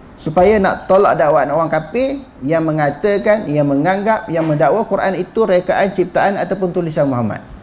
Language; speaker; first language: Malay; native; Malay